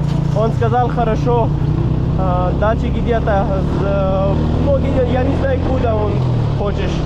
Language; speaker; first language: Russian; non-native, learner; Pashto